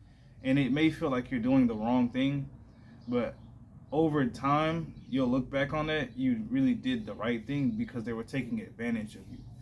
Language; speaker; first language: English; native; English